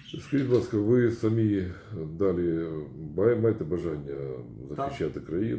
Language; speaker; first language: Ukrainian; native; Ukrainian